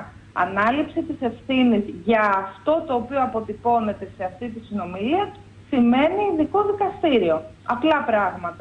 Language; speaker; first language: Greek; native; Greek